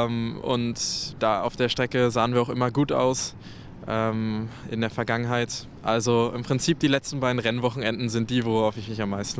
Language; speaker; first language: German; native; German